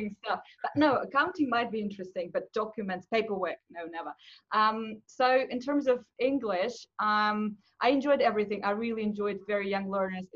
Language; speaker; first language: English; non-native, fluent; Russian